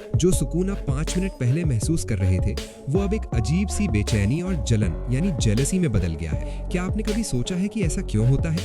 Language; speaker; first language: Hindi; native; Hindi